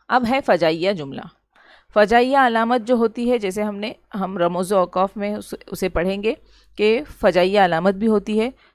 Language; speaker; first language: Urdu; native; Urdu